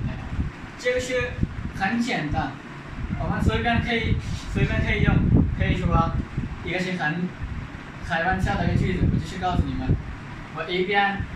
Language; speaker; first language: Chinese; non-native, fluent; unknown